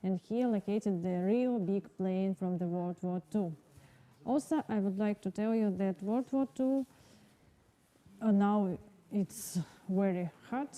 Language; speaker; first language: English; non-native, learner; Russian